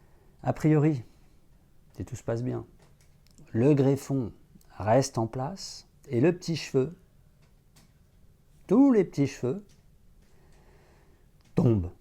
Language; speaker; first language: French; native; French